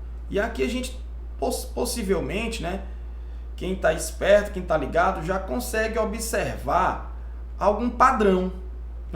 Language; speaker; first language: Portuguese; native; Portuguese